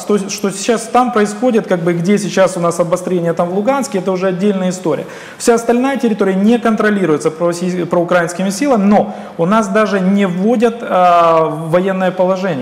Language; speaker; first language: Russian; native; Russian